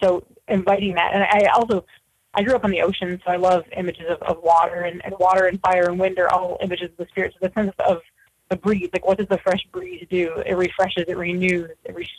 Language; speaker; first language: English; native; English